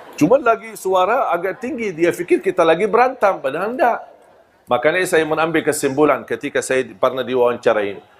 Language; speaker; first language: Malay; non-native, fluent; Arabic